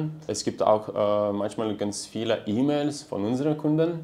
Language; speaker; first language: German; non-native, fluent; Lithuanian